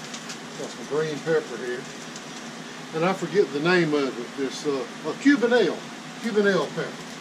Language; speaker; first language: English; native; English